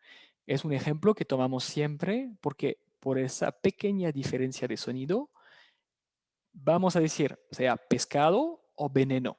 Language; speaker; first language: Spanish; non-native, fluent; French